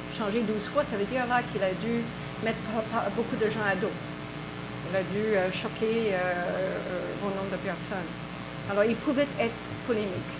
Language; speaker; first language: French; native; French